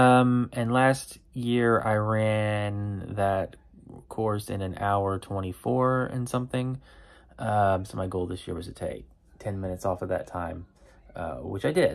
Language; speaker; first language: English; native; English